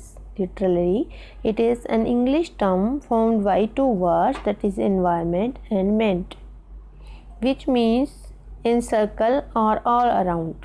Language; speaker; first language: English; non-native, local second language; Hindi